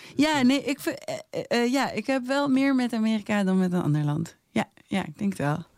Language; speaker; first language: Dutch; native; Dutch